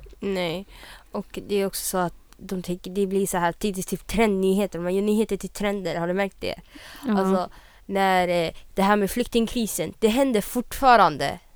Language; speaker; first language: Swedish; native; Swedish